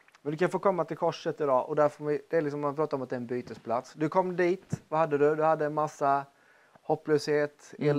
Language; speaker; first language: Swedish; native; Swedish